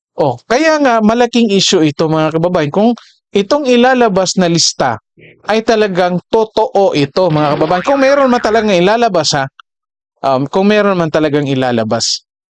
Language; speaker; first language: Filipino; native; Filipino